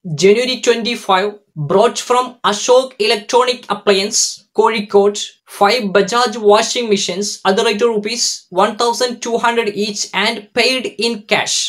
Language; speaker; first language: English; non-native, local second language; Malayalam